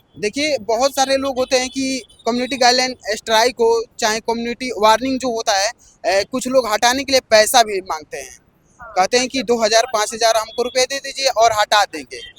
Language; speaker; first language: Hindi; native; Hindi